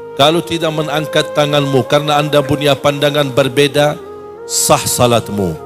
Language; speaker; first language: Malay; non-native, fluent; Arabic